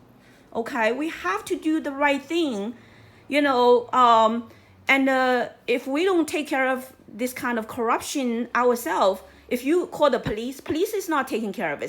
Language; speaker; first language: English; non-native, fluent; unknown